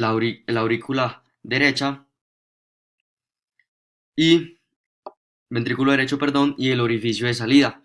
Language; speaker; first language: Spanish; native; Spanish